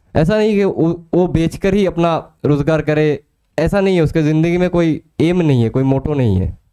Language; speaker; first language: Hindi; non-native, local second language; Bangla